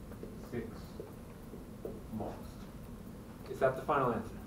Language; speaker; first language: English; native; English